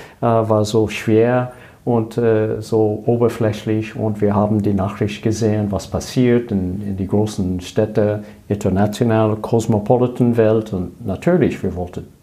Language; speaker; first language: German; non-native, learner; English